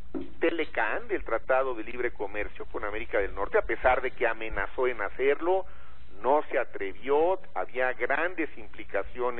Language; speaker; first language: Spanish; native; Spanish